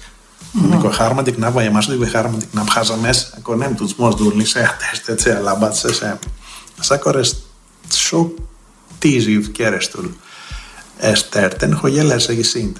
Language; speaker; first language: Hungarian; non-native, fluent; Greek